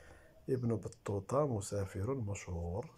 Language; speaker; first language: Arabic; native; Arabic